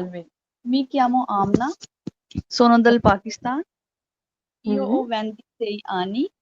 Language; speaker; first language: Italian; non-native, learner; Urdu